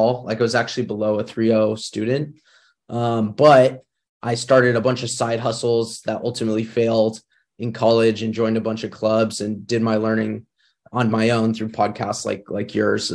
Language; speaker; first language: English; native; English